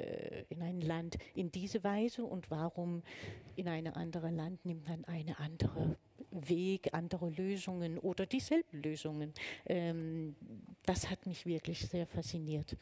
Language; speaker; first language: German; non-native, fluent; Danish